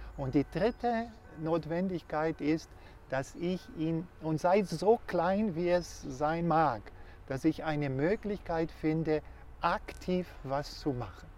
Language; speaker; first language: German; non-native, fluent; Portuguese